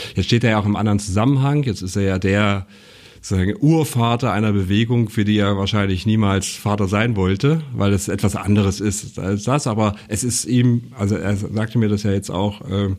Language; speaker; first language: German; native; German